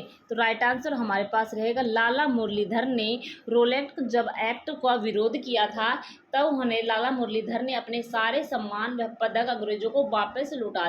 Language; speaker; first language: Hindi; native; Hindi